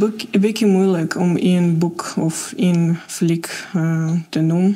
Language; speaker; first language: Dutch; non-native, learner; Russian